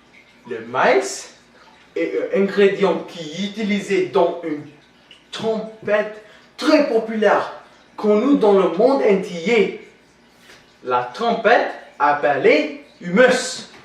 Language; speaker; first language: French; non-native, learner; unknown